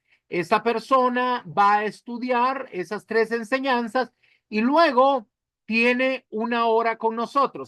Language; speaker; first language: Spanish; native; Spanish